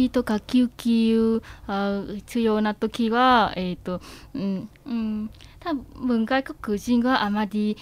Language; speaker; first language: Japanese; non-native, fluent; Vietnamese